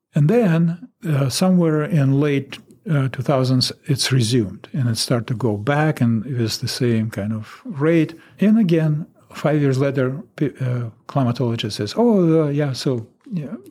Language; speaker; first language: English; non-native, fluent; Russian